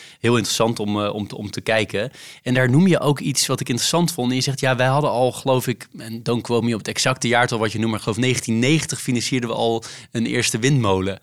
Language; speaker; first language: Dutch; native; Dutch